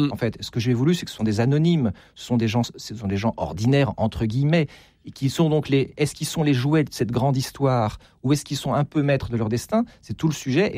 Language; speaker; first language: French; native; French